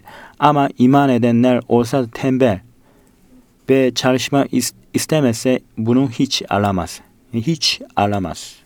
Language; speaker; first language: Turkish; non-native, fluent; Korean